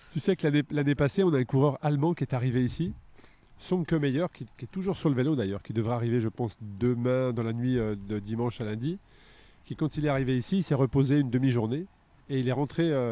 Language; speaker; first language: French; native; French